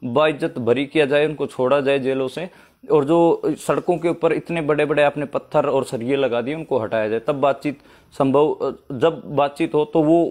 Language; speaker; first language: Hindi; native; Hindi